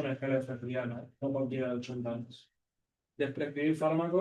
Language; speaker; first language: Spanish; native; Spanish